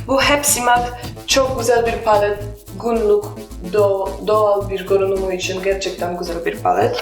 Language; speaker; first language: Turkish; non-native, learner; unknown